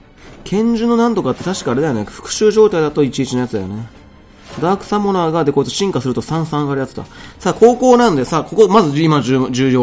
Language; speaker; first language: Japanese; native; Japanese